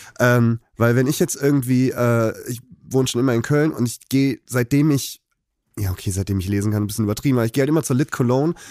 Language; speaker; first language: German; native; German